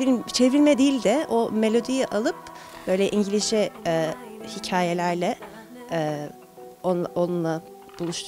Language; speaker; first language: Turkish; early bilingual, heritage; Turkish